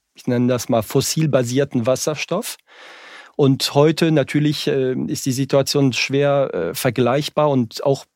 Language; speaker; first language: German; non-native, fluent; French